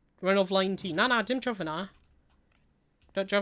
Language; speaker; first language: Welsh; native; Welsh